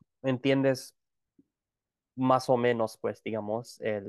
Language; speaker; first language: Spanish; non-native, fluent; Gujarati